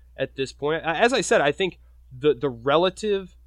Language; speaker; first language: English; native; English